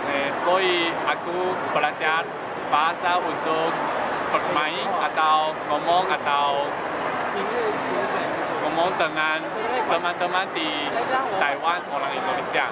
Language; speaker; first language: Indonesian; non-native, learner; Chinese